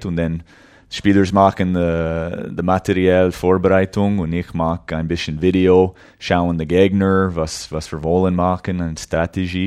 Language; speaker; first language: German; early bilingual, heritage; English